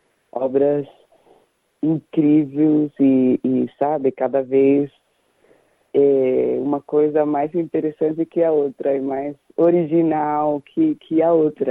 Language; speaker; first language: Portuguese; non-native, fluent; Danish